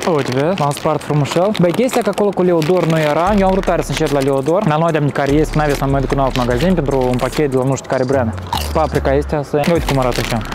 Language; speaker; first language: Romanian; non-native, local second language; Russian